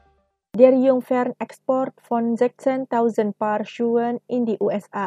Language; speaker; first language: German; non-native, fluent; Indonesian